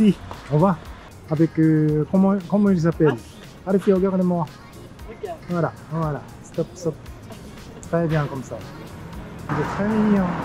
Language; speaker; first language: French; non-native, fluent; Japanese